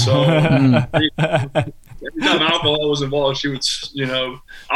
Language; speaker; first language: English; native; English